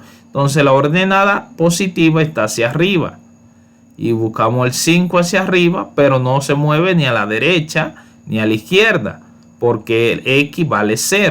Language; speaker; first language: Spanish; native; Spanish